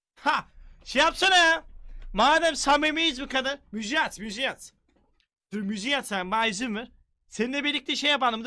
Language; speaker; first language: Turkish; native; Turkish